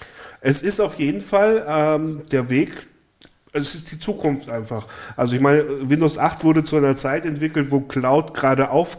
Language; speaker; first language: German; native; German